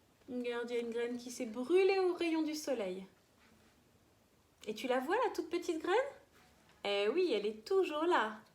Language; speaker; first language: French; native; French